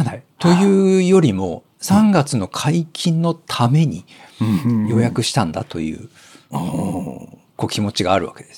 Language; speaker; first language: Japanese; native; Japanese